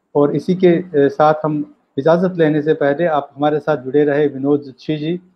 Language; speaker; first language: Hindi; native; Hindi